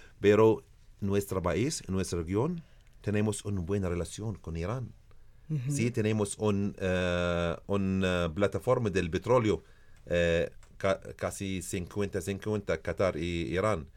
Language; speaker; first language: Spanish; non-native, learner; Arabic